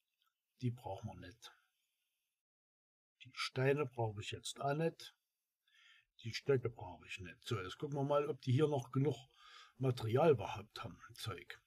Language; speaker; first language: German; native; German